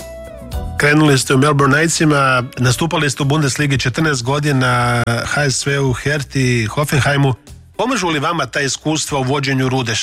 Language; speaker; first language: Croatian; native; Croatian